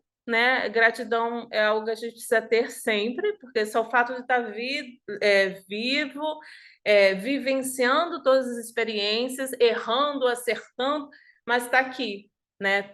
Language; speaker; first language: Portuguese; native; Portuguese